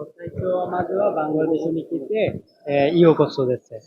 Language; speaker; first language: Japanese; non-native, learner; Bangla